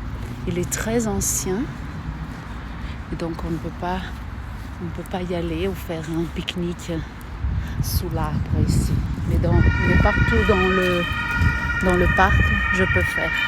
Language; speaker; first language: French; non-native, fluent; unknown